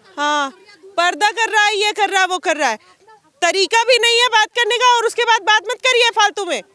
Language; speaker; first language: Hindi; native; Hindi